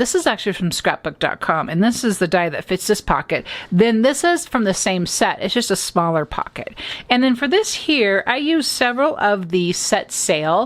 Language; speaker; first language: English; native; English